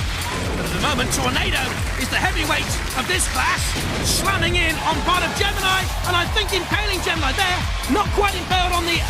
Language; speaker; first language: English; native; English